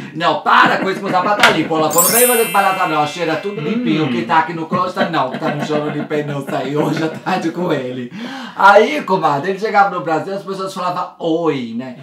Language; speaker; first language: Portuguese; native; Portuguese